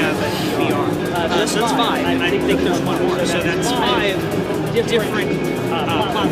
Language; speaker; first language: English; native; English